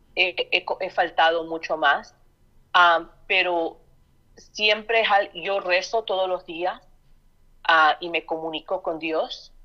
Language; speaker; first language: Spanish; early bilingual, heritage; Spanish